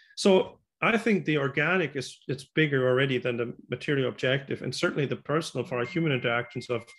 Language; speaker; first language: English; non-native, fluent; German